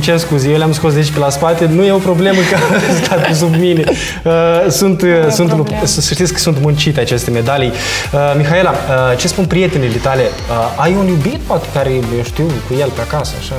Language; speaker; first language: Romanian; native; Romanian